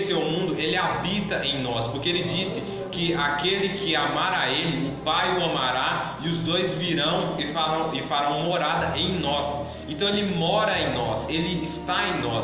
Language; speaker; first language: Portuguese; native; Portuguese